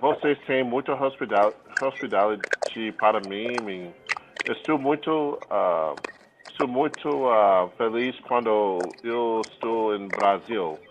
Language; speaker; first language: Portuguese; non-native, learner; English